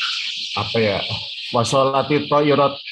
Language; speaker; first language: Arabic; non-native, learner; Indonesian